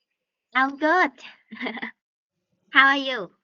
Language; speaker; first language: English; non-native, learner; Vietnamese